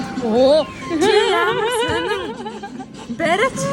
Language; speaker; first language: Korean; non-native, local second language; Mongolian